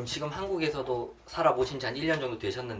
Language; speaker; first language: Korean; native; Korean